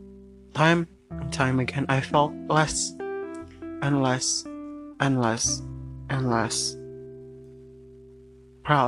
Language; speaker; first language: English; non-native, fluent; Indonesian